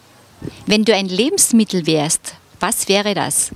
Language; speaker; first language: German; native; German